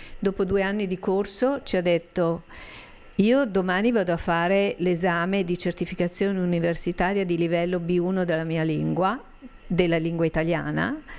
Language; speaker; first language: Italian; native; Italian